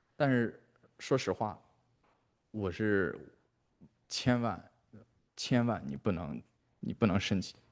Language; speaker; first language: Chinese; early bilingual, heritage; Chinese